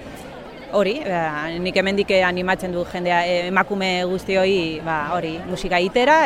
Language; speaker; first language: Basque; non-native, local second language; Spanish